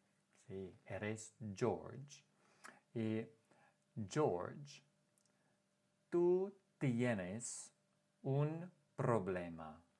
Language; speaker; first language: Spanish; non-native, fluent; English